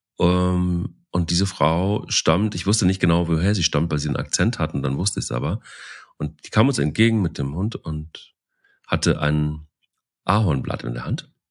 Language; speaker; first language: German; native; German